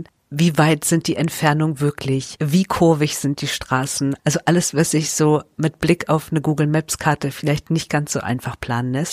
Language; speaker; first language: German; native; German